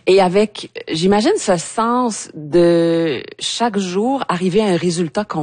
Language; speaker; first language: French; native; French